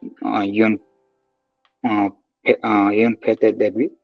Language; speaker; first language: French; non-native, learner; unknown